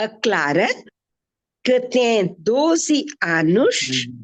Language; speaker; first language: Portuguese; non-native, fluent; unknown